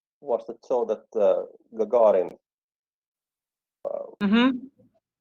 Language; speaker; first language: English; non-native, fluent; Finnish